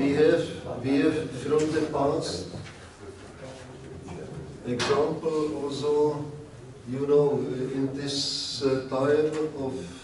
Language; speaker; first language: English; non-native, learner; Czech